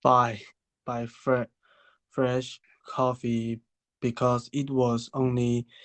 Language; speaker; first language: English; non-native, learner; Chinese